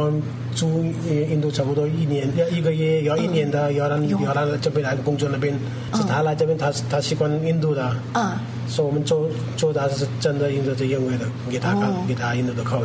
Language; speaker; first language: Chinese; non-native, learner; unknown